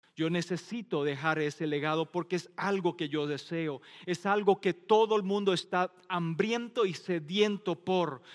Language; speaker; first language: Spanish; non-native, local second language; Plautdietsch